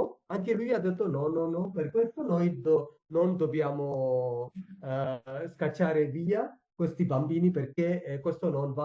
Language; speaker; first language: Italian; non-native, fluent; Tamil